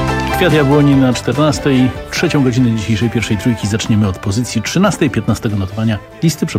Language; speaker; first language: Polish; native; Polish